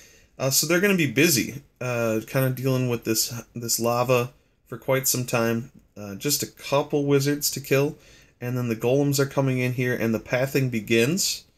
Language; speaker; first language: English; native; English